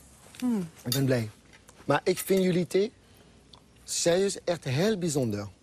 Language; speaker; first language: Dutch; non-native, fluent; French